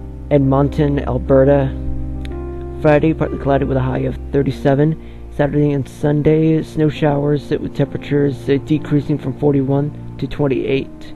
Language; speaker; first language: English; early bilingual, other home language; Spanish